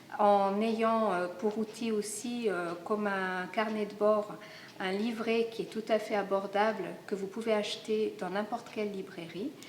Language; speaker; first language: French; native; French